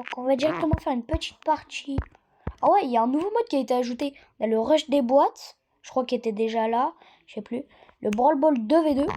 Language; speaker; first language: French; native; French